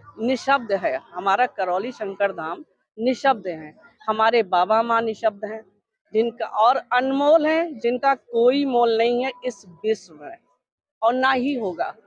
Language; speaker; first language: Hindi; native; Hindi